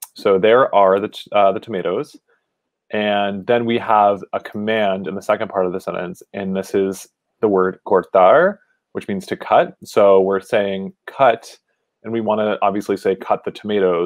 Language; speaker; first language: English; native; English